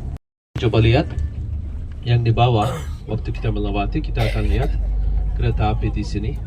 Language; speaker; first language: Indonesian; non-native, fluent; Turkish